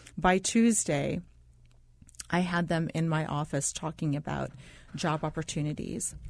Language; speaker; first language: English; non-native, fluent; Arabic